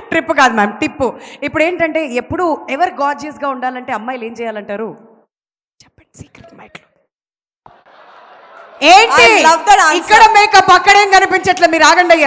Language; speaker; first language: Telugu; native; Telugu